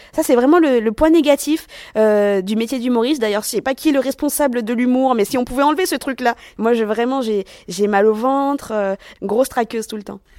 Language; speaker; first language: French; native; French